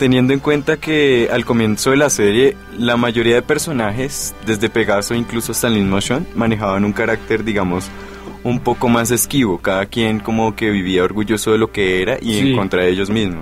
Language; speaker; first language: Spanish; native; Spanish